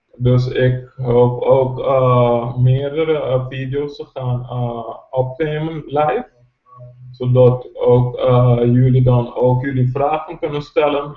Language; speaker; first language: Dutch; non-native, local second language; Papiamento